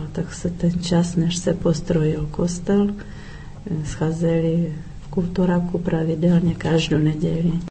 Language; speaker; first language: Czech; early bilingual, heritage; Czech